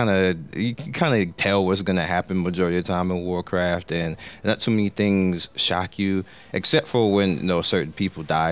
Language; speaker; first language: English; native; English